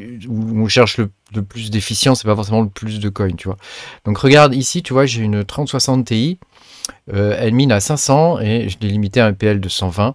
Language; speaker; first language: French; native; French